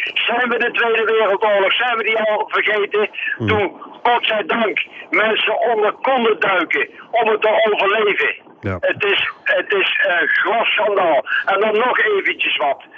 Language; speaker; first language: Dutch; native; Dutch